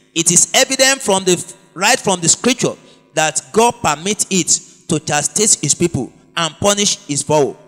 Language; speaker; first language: English; non-native, local second language; Yoruba